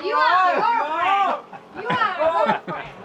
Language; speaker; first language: English; non-native, learner; Spanish